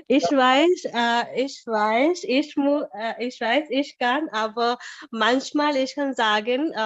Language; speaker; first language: German; non-native, learner; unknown